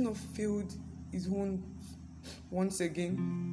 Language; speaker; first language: English; non-native, local second language; Yoruba